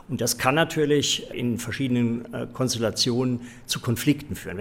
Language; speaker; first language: German; native; German